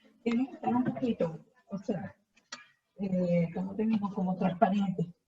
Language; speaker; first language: Spanish; native; Spanish